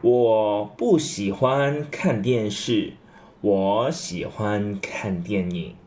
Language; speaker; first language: Chinese; non-native, fluent; English